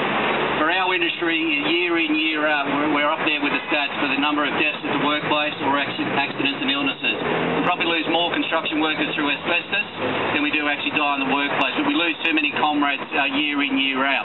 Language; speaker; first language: English; native; English